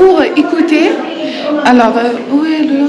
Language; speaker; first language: French; non-native, fluent; Arabic